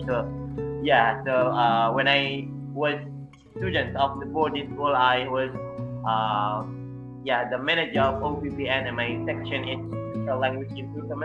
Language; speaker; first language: English; non-native, fluent; Indonesian